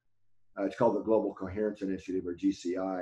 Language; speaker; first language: English; native; English